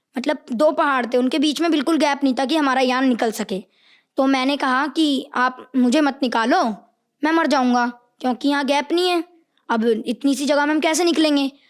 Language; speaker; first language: Hindi; native; Hindi